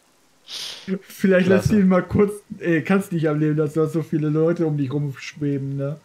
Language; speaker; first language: German; native; German